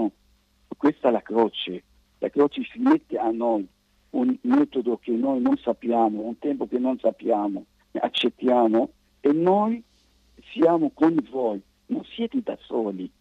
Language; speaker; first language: Italian; non-native, fluent; Arabic